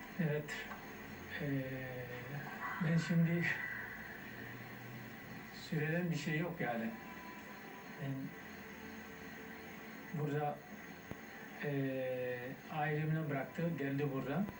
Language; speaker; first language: Turkish; non-native, learner; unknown